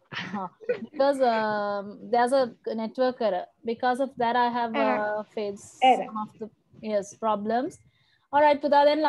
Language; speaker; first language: English; non-native, local second language; Sinhala